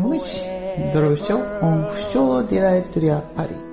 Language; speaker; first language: Russian; non-native, learner; Japanese